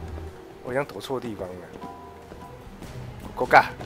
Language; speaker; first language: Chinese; native; Chinese